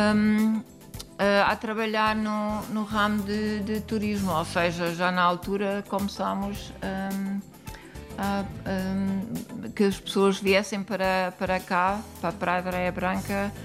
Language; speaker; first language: Portuguese; non-native, fluent; German